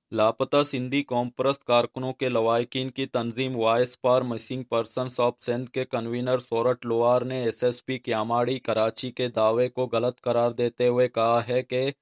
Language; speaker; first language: Urdu; non-native, local second language; Baluchi